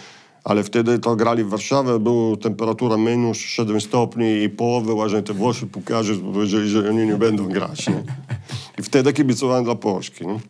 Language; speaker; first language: Polish; non-native, fluent; Italian